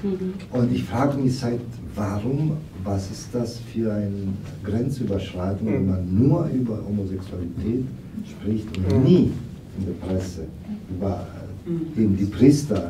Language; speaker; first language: German; non-native, fluent; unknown